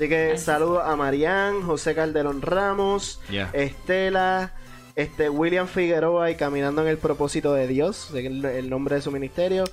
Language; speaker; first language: Spanish; native; Spanish